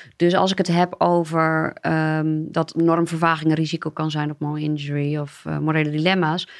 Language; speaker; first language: Dutch; native; Dutch